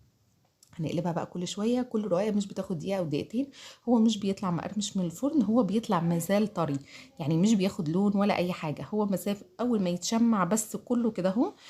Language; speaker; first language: Arabic; native; Arabic